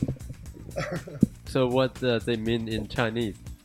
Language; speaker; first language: English; non-native, learner; Chinese